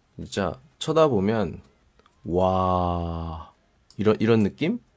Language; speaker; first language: Korean; native; Korean